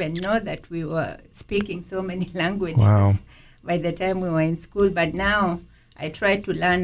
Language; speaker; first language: English; non-native, local second language; Kalenjin